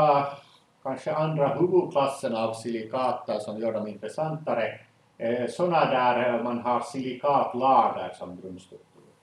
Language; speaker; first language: Swedish; native; Swedish